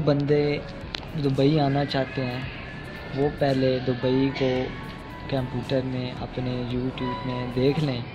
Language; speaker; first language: Urdu; non-native, local second language; Punjabi